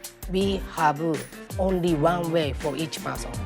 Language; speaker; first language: English; non-native, learner; Japanese